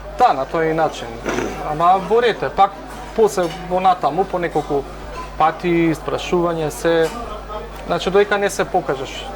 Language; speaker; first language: Macedonian; non-native, local second language; Romany